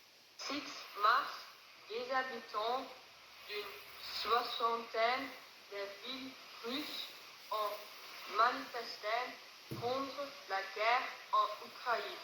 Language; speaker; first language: French; non-native, learner; Dutch